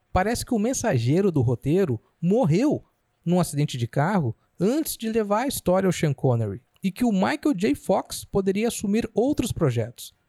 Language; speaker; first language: Portuguese; native; Portuguese